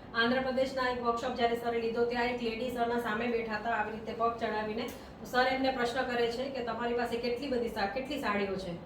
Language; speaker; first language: Gujarati; non-native, local second language; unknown